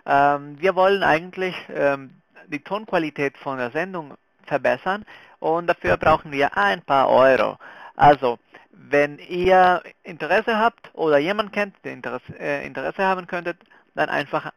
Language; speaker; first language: German; non-native, fluent; Spanish